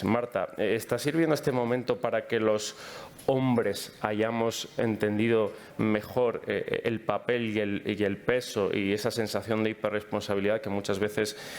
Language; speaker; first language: Spanish; native; Spanish